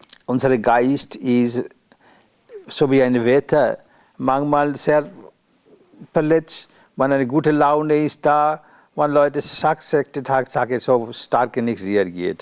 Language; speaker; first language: German; non-native, learner; Bangla